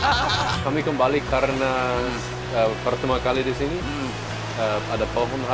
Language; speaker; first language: Indonesian; non-native, learner; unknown